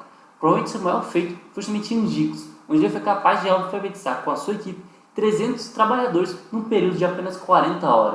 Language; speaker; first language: Portuguese; native; Portuguese